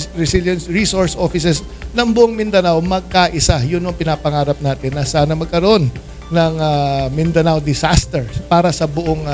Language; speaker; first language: Filipino; native; Filipino